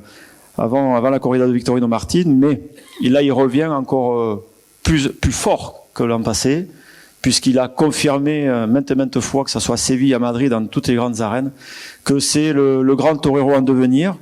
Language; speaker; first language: French; native; French